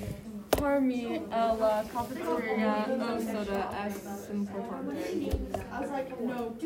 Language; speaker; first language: Spanish; non-native, learner; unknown